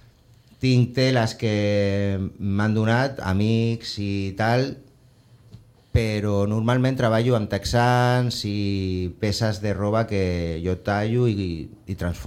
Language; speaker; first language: Catalan; non-native, local second language; Spanish